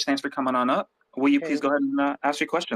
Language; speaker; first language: English; native; English